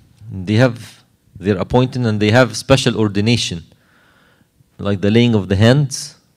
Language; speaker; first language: English; non-native, fluent; Arabic